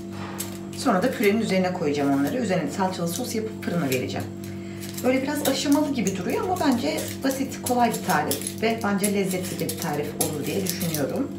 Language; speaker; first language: Turkish; native; Turkish